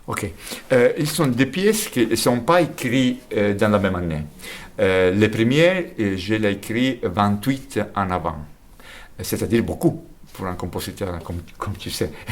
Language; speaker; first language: French; non-native, fluent; Italian